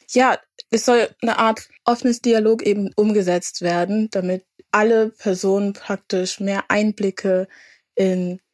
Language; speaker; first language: German; native; German